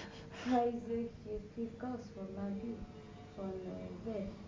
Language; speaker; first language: Dutch; non-native, learner; Arabic